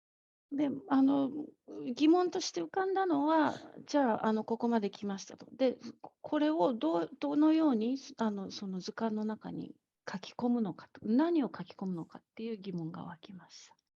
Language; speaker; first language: Japanese; native; Japanese